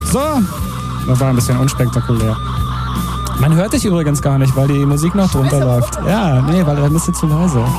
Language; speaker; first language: German; native; German